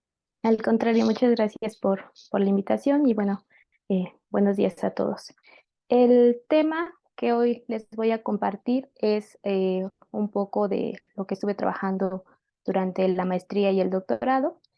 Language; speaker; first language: Spanish; native; Spanish